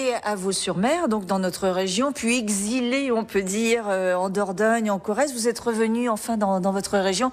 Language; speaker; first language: French; native; French